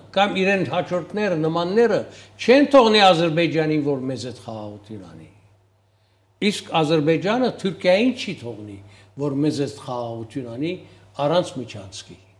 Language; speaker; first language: Armenian; early bilingual, heritage; Armenian